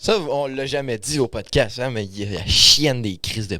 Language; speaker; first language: French; native; French